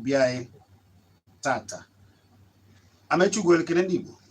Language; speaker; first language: Igbo; native; Igbo